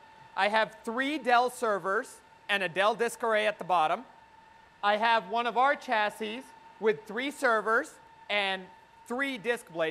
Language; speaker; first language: English; native; English